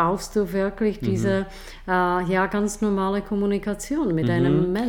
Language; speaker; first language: German; non-native, fluent; Czech